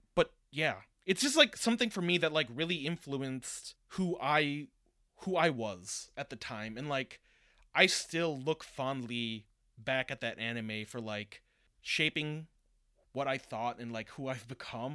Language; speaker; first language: English; early bilingual, other home language; Japanese